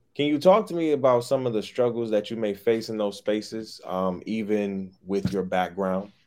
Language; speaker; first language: English; native; English